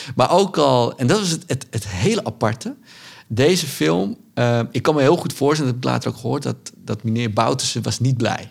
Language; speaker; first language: Dutch; early bilingual, other home language; Sranan Tongo